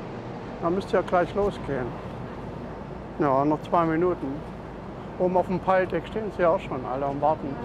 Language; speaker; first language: German; native; German